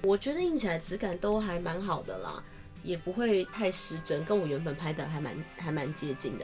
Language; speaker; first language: Chinese; native; Chinese